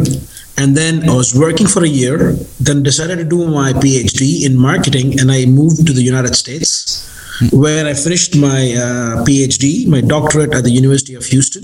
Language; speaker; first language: English; non-native, local second language; Tamil